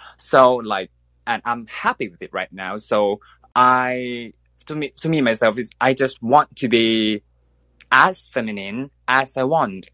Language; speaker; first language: English; non-native, fluent; Thai